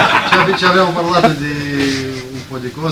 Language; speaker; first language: Italian; non-native, learner; Russian